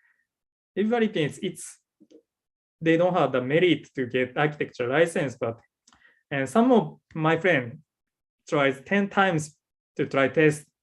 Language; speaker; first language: English; non-native, learner; Japanese